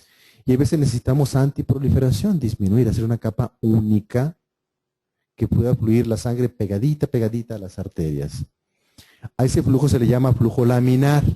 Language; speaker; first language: Spanish; native; Spanish